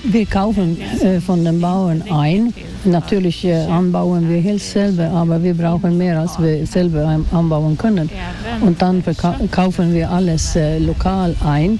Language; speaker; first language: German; non-native, fluent; Swedish